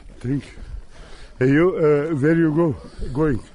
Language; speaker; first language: English; non-native, learner; Serbian